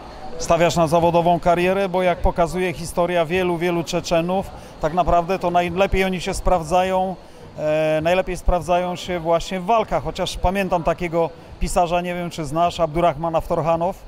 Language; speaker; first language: Polish; native; Polish